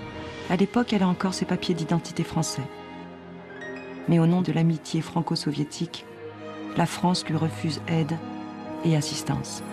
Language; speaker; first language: French; native; French